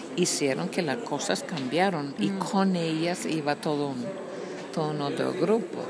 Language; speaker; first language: Spanish; non-native, fluent; Icelandic